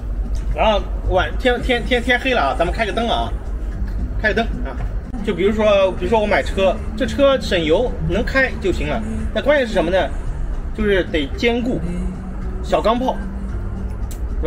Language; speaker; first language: Chinese; native; Chinese